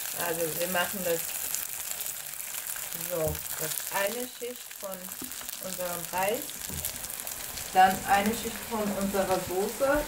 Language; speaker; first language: German; non-native, fluent; Persian